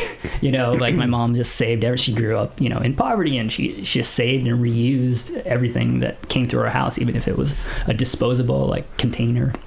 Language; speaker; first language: English; early bilingual, other home language; Filipino